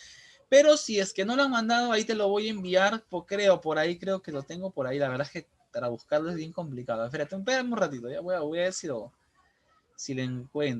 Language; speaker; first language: Spanish; native; Spanish